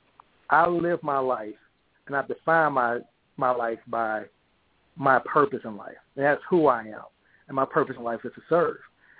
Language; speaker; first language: English; native; English